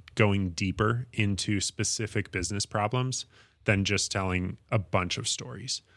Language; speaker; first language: English; native; English